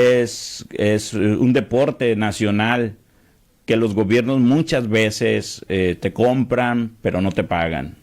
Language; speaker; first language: Spanish; native; Spanish